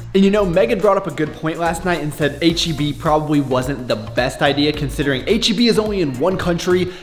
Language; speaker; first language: English; native; English